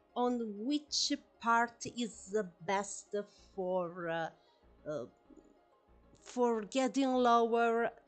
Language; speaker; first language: English; non-native, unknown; Italian